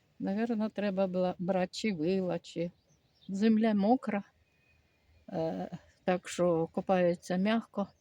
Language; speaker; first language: Ukrainian; native; Ukrainian